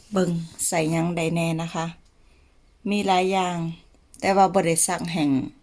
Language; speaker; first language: Thai; native; Thai